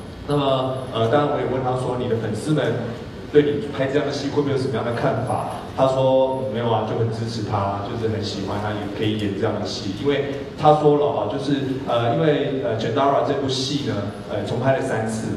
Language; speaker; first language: Chinese; native; Chinese